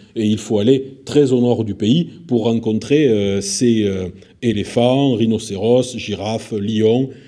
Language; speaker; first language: French; native; French